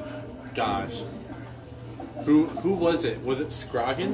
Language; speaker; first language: English; native; English